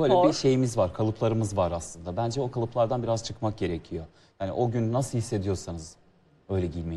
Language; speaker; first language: Turkish; non-native, fluent; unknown